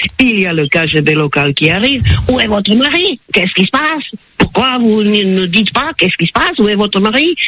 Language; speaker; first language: French; non-native, fluent; Slovak